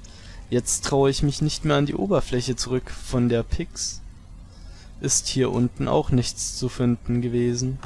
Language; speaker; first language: German; native; German